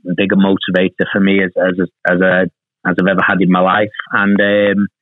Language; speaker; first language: English; native; English